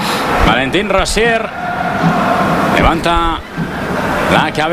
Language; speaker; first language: Spanish; native; Spanish